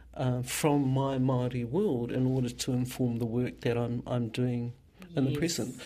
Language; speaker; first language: English; native; English